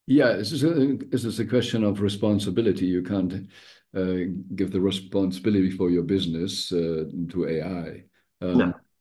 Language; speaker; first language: English; non-native, fluent; German